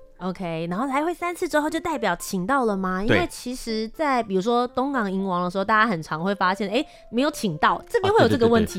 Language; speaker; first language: Chinese; native; Chinese